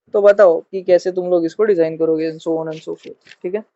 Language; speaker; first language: Hindi; non-native, local second language; Marathi